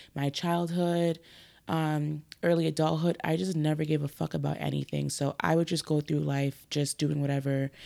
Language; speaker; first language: English; native; English